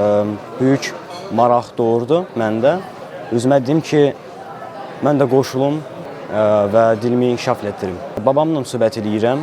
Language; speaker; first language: Azerbaijani; non-native, fluent; German